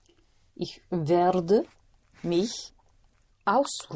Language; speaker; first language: German; non-native, learner; English